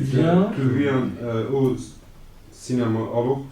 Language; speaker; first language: French; non-native, learner; Kurdish